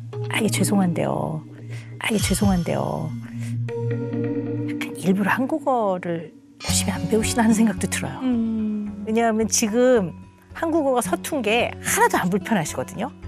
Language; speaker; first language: Korean; native; Korean